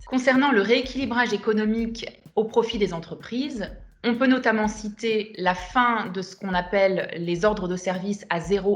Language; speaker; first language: French; native; French